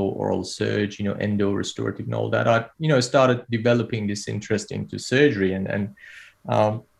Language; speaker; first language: English; non-native, fluent; Persian